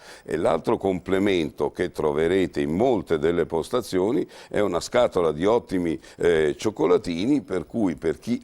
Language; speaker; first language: Italian; native; Italian